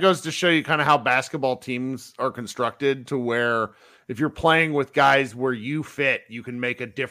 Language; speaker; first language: English; native; English